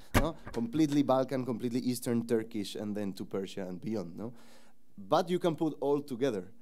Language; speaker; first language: English; non-native, fluent; Spanish